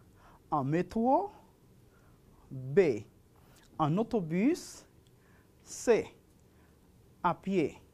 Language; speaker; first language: French; non-native, fluent; Spanish